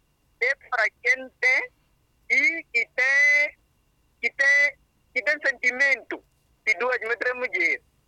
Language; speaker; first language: Portuguese; non-native, local second language; Makhuwa